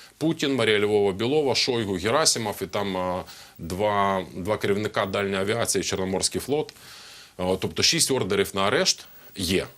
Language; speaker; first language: Ukrainian; non-native, local second language; Russian